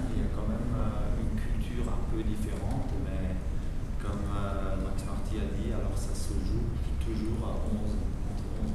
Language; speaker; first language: French; non-native, fluent; German